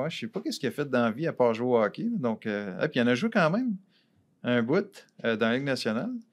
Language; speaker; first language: French; native; French